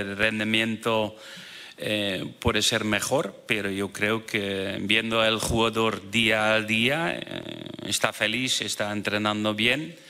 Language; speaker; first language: Spanish; non-native, fluent; Dutch